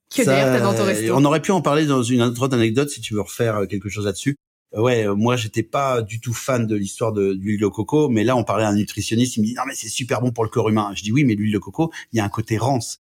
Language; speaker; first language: French; native; French